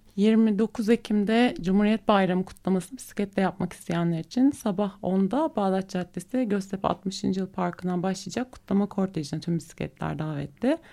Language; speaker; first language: Turkish; native; Turkish